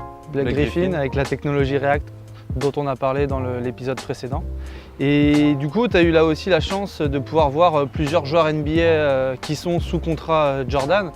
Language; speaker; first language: French; native; French